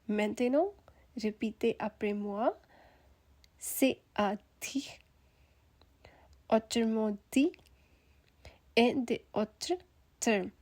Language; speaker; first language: French; non-native, learner; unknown